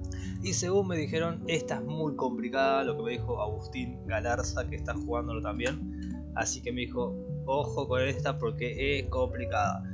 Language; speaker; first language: Spanish; native; Spanish